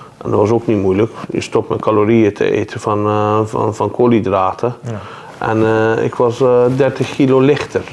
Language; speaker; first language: Dutch; non-native, fluent; Persian